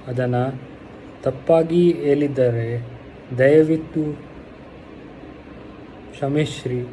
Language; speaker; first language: Kannada; non-native, local second language; Hindi